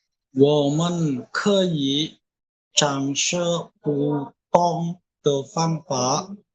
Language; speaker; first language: Chinese; non-native, learner; Indonesian